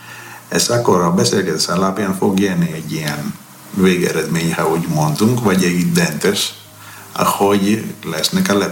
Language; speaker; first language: Hungarian; non-native, fluent; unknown